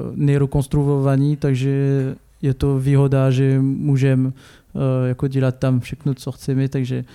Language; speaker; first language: Czech; non-native, fluent; French